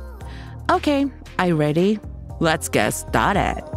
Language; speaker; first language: English; non-native, learner; Japanese